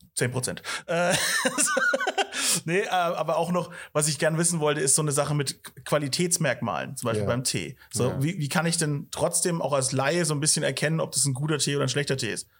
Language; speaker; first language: German; native; German